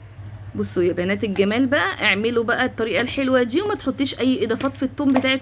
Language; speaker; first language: Arabic; native; Arabic